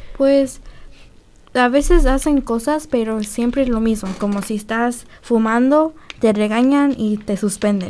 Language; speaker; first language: Spanish; early bilingual, other home language; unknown